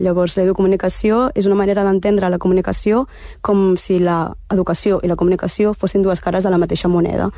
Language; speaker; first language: Catalan; early bilingual, heritage; Catalan